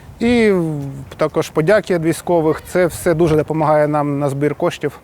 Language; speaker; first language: Ukrainian; non-native, local second language; Russian